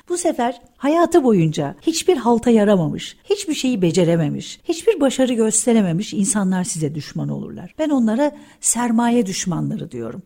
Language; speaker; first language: Turkish; early bilingual, heritage; Turkish